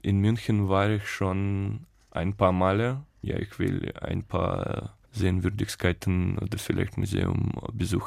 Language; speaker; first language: German; non-native, fluent; Russian